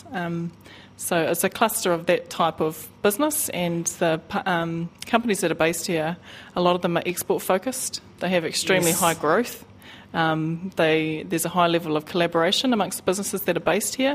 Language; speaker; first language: English; native; English